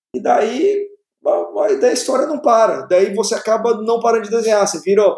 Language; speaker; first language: Portuguese; native; Portuguese